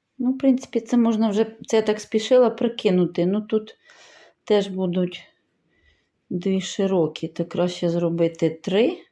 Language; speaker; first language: Ukrainian; non-native, local second language; Russian